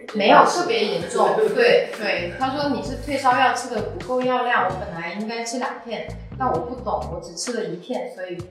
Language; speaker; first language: Chinese; non-native, local second language; Min Nan Chinese